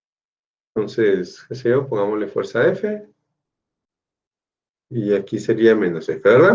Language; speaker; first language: Spanish; native; Spanish